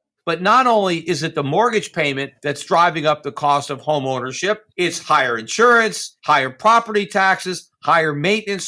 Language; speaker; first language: English; native; English